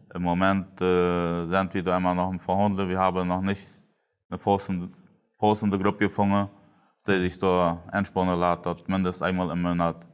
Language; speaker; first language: German; non-native, local second language; Plautdietsch